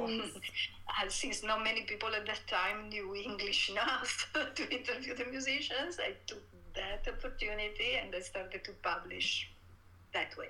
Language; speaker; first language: English; non-native, fluent; Italian